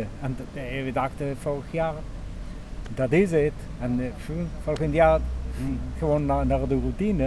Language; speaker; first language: Dutch; non-native, learner; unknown